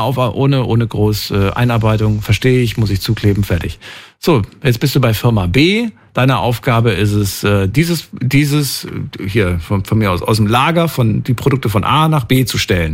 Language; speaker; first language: German; native; German